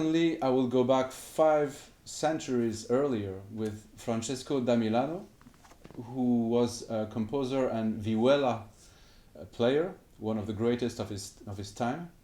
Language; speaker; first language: English; non-native, fluent; French